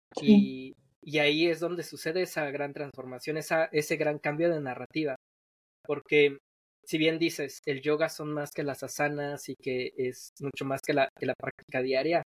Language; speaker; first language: Spanish; native; Spanish